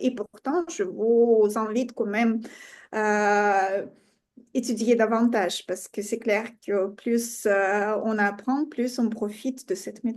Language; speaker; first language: French; non-native, fluent; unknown